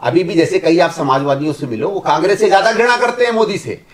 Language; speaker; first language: Hindi; native; Hindi